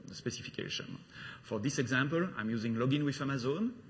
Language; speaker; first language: English; non-native, fluent; French